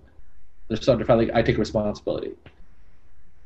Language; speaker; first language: English; native; English